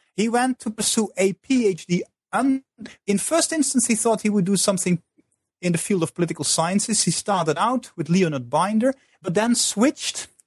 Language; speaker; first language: English; non-native, fluent; Dutch